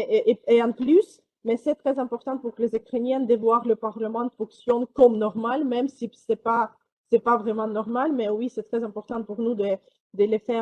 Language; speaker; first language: French; non-native, fluent; Ukrainian